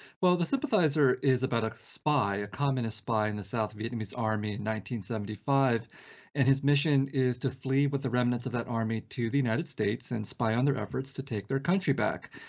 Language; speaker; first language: English; early bilingual, other home language; Vietnamese